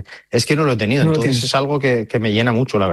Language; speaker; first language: Spanish; native; Spanish